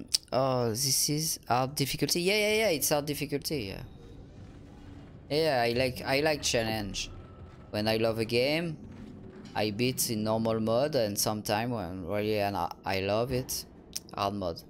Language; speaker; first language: English; non-native, learner; French